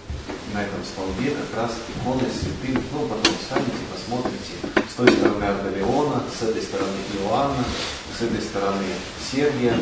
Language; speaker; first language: Russian; native; Russian